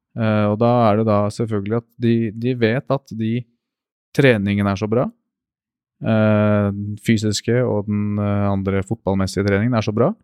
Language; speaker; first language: Norwegian; native; Norwegian